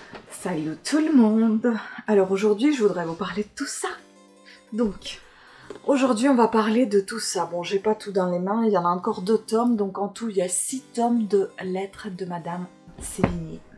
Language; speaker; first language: French; non-native, fluent; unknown